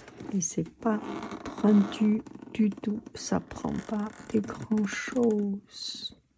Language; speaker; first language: French; non-native, learner; Chinese